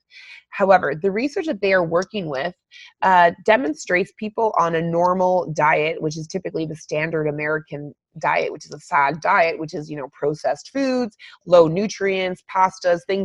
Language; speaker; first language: English; native; English